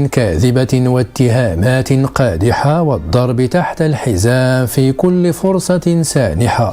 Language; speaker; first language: Arabic; native; Arabic